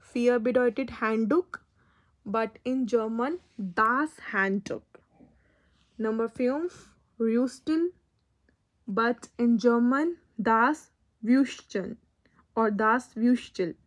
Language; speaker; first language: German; non-native, learner; Hindi